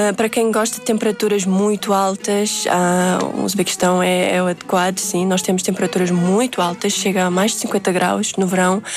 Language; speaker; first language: Portuguese; early bilingual, other home language; Uzbek